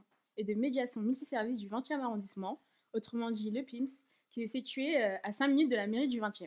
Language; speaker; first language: French; native; French